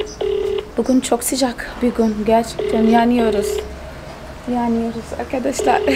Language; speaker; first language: Turkish; non-native, fluent; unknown